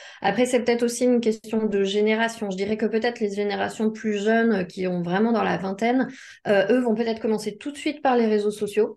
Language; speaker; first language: French; native; French